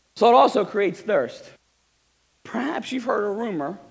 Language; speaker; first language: English; native; English